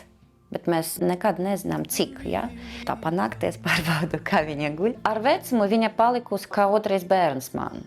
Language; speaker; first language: Latvian; non-native, local second language; Russian